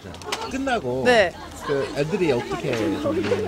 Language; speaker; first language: Korean; non-native, learner; English